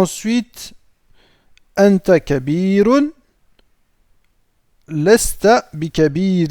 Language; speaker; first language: Arabic; non-native, fluent; French